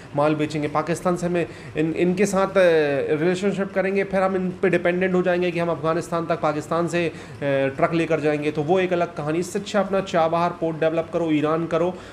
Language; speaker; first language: Hindi; native; Hindi